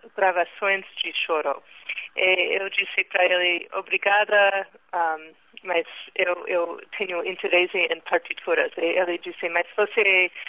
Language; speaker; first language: Portuguese; non-native, fluent; English